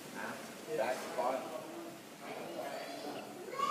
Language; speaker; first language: English; non-native, learner; Thai